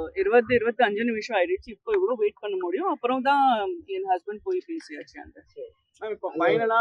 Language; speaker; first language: Tamil; non-native, fluent; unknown